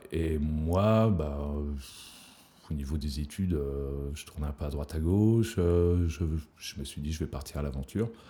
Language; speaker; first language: French; native; French